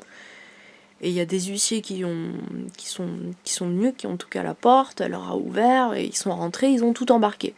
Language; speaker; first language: French; native; French